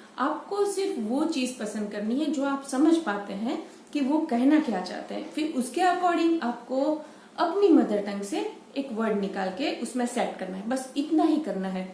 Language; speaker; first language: Hindi; non-native, local second language; Gujarati